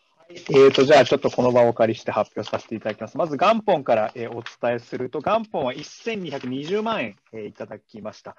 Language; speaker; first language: Japanese; native; Japanese